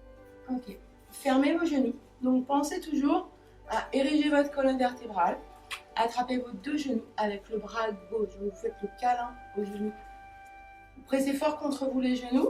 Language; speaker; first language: French; native; French